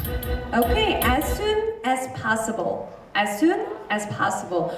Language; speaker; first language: English; non-native, learner; Korean